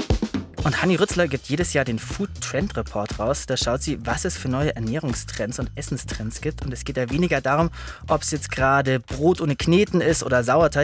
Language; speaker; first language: German; native; German